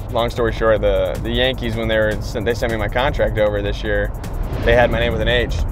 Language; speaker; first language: English; native; English